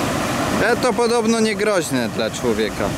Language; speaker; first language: Polish; native; Polish